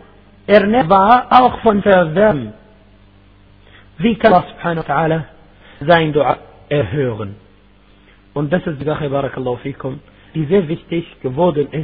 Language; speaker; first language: German; non-native, fluent; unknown